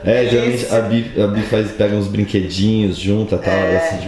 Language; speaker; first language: Portuguese; native; Portuguese